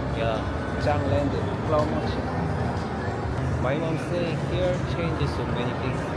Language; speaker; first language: English; non-native, learner; Korean